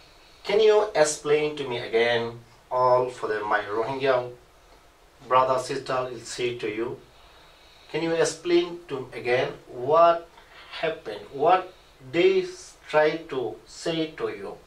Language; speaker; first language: English; non-native, learner; Rohingya